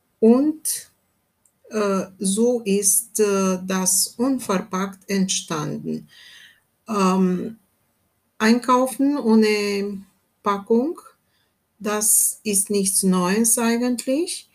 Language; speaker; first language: German; non-native, fluent; Romanian